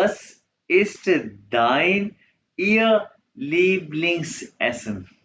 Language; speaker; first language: German; non-native, fluent; Urdu